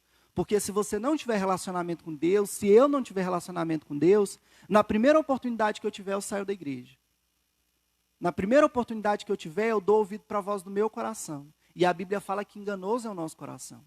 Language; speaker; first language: Portuguese; native; Portuguese